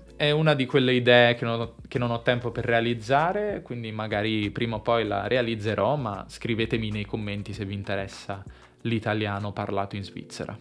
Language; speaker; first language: Italian; native; Italian